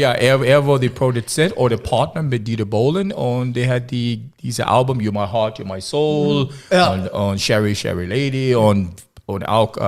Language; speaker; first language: German; non-native, learner; English